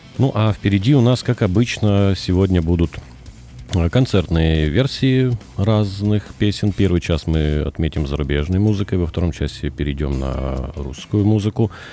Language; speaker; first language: Russian; native; Russian